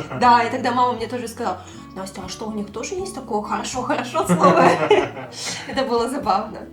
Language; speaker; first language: Russian; native; Russian